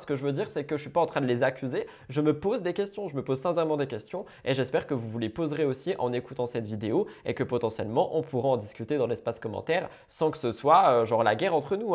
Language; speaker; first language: French; native; French